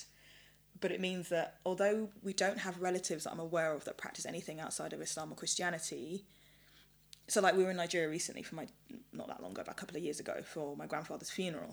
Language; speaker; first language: English; early bilingual, other home language; Yoruba